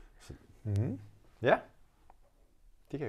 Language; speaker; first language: Danish; native; Danish